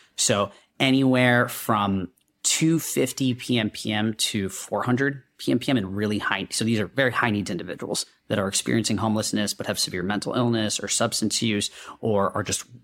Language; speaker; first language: English; non-native, local second language; Hindi